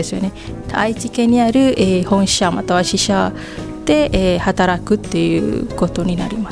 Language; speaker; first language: Japanese; non-native, fluent; Malay